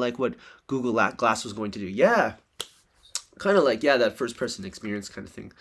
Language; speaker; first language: English; native; English